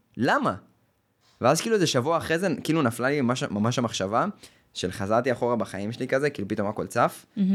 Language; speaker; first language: Hebrew; native; Hebrew